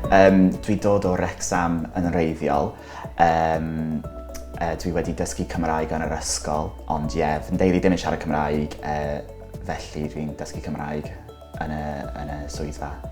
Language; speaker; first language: Welsh; non-native, local second language; English